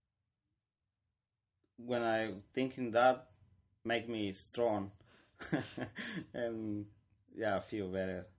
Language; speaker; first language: English; non-native, learner; Spanish